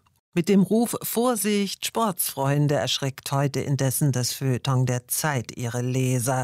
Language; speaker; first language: German; native; German